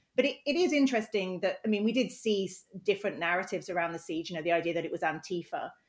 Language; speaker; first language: English; native; English